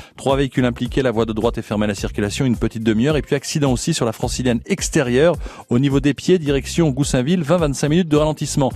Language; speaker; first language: French; native; French